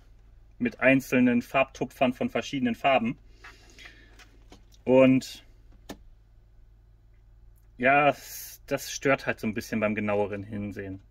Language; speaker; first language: German; native; German